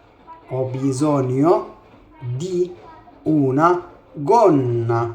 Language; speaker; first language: Italian; non-native, fluent; Arabic